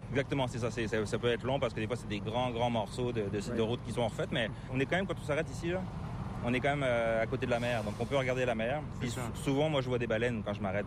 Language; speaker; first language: French; native; French